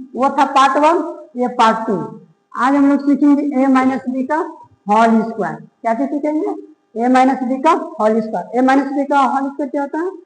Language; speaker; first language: Hindi; native; Hindi